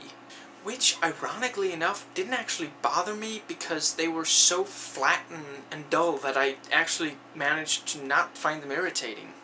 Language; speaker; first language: English; native; English